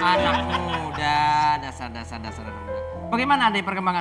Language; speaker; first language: Indonesian; native; Indonesian